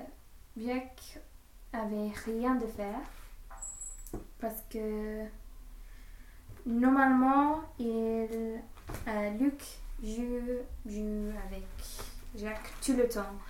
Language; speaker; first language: French; non-native, learner; English